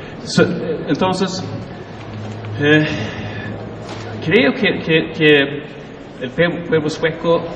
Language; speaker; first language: Spanish; non-native, learner; Swedish